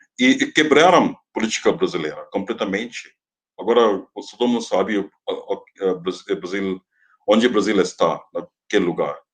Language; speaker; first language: Portuguese; non-native, fluent; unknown